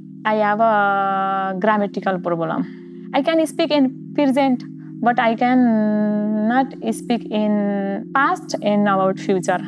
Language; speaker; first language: English; non-native, learner; Nepali